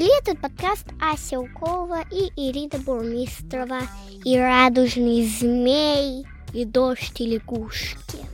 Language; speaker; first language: Russian; early bilingual, heritage; Russian